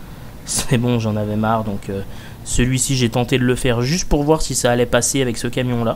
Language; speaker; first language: French; native; French